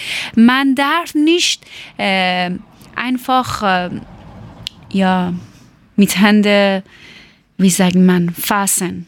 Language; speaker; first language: German; non-native, learner; Persian